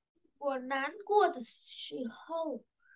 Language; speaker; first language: Chinese; non-native, learner; Vietnamese